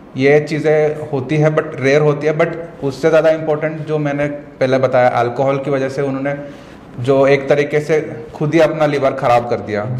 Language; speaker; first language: Hindi; non-native, local second language; Kannada